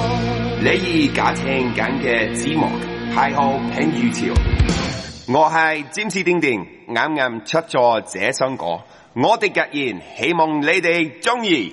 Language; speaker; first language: Cantonese; non-native, learner; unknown